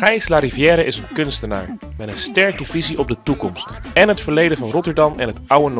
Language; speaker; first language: Dutch; native; Dutch